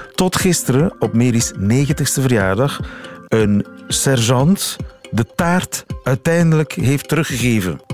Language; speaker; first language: Dutch; native; Dutch